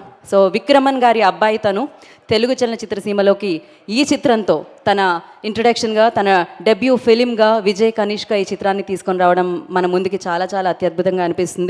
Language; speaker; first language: Telugu; native; Telugu